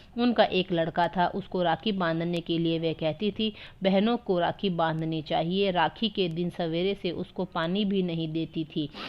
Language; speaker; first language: Hindi; native; Hindi